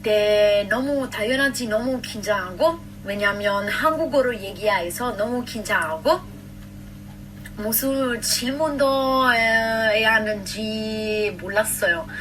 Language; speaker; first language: Korean; non-native, learner; Italian